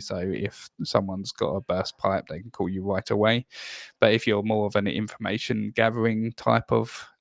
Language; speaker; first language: English; native; English